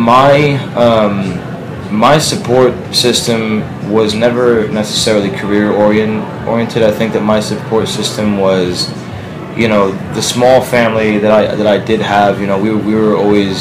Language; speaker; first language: English; native; English